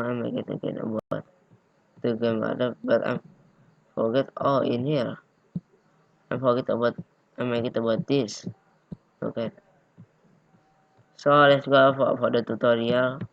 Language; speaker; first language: English; non-native, learner; Indonesian